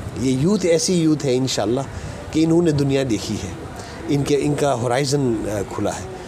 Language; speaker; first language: Urdu; non-native, local second language; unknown